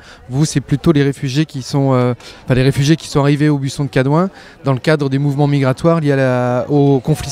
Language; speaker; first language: French; native; French